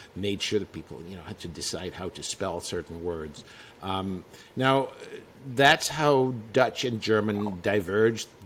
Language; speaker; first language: English; non-native, fluent; Dutch